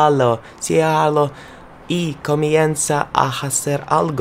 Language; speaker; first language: Spanish; non-native, learner; Russian